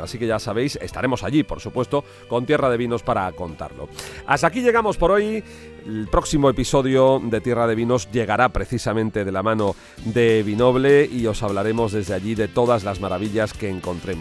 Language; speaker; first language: Spanish; native; Spanish